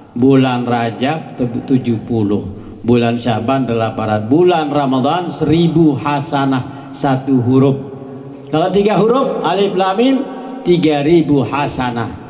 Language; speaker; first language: Indonesian; native; Indonesian